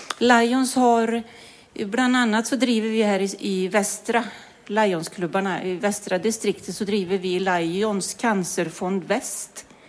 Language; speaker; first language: Swedish; native; Swedish